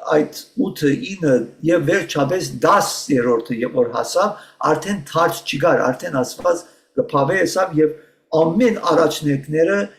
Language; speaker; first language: Armenian; early bilingual, heritage; Armenian